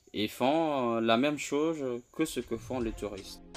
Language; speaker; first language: French; non-native, fluent; Indonesian